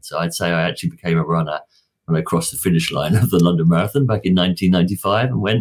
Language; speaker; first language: English; native; English